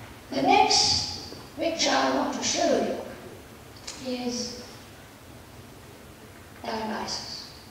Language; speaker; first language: English; non-native, fluent; Greek